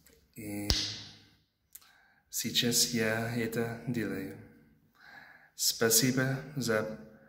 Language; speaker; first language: Russian; non-native, learner; English